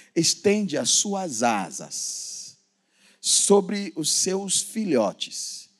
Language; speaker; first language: Portuguese; non-native, fluent; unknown